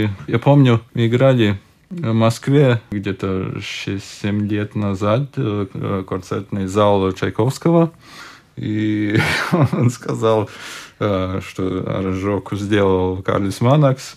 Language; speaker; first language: Russian; non-native, local second language; Latvian